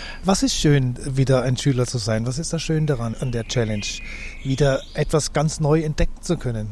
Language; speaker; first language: German; native; German